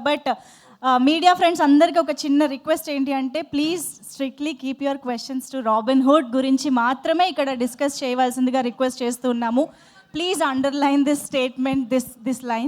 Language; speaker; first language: Telugu; native; Telugu